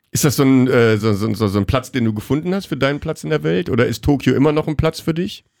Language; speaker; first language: German; native; German